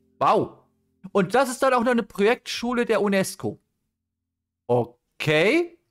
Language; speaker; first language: German; native; German